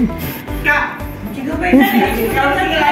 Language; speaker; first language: Malay; native; Malay